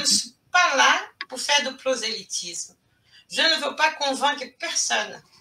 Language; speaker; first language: French; non-native, fluent; Portuguese